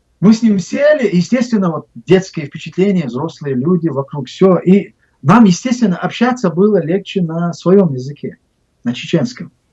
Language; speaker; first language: Russian; non-native, local second language; Chechen